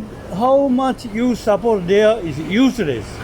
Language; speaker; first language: English; non-native, learner; Chinese